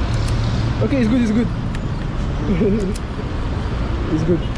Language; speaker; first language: English; non-native, learner; French